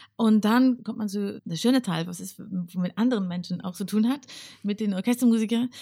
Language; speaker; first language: German; non-native, fluent; English